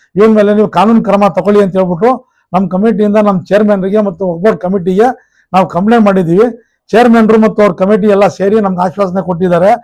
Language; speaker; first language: Kannada; non-native, local second language; Urdu